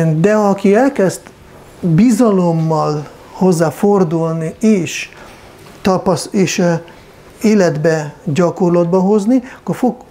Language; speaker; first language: Hungarian; non-native, fluent; Russian